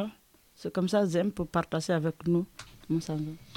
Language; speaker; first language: French; non-native, learner; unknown